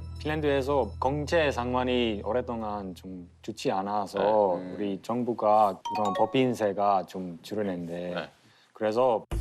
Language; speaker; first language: Korean; non-native, fluent; Finnish